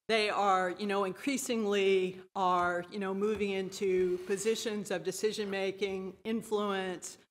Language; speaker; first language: English; native; English